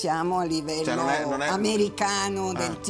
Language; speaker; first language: Italian; native; Italian